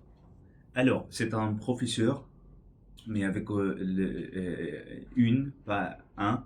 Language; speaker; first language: French; non-native, learner; English